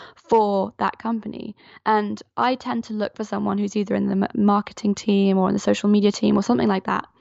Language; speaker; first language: English; non-native, fluent; French